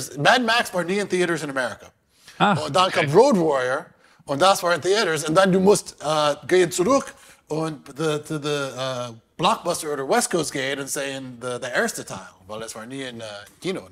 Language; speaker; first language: German; non-native, learner; English